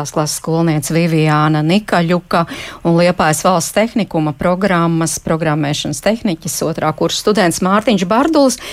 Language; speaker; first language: Latvian; native; Latvian